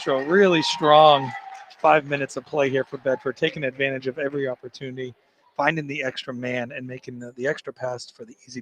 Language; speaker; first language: English; native; English